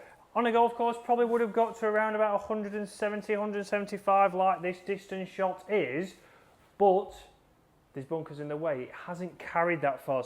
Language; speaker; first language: English; native; English